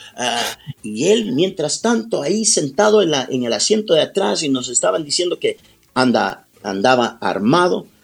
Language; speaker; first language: Spanish; early bilingual, heritage; Spanish